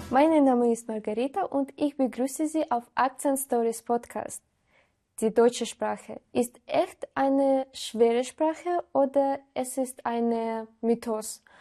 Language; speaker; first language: German; non-native, fluent; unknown